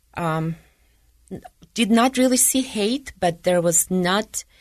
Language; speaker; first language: English; non-native, fluent; Ukrainian